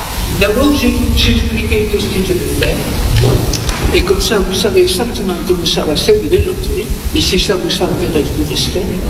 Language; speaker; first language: French; non-native, fluent; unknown